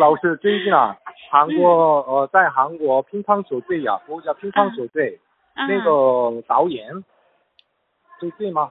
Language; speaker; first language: Chinese; non-native, learner; Korean